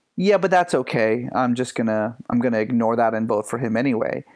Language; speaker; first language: English; early bilingual, other home language; Persian